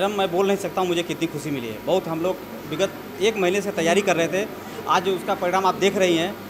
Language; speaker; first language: Hindi; native; Hindi